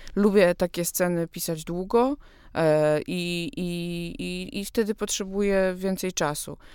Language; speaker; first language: Polish; native; Polish